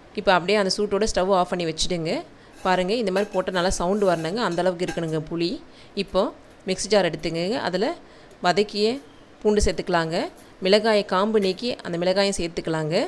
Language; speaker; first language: Tamil; native; Tamil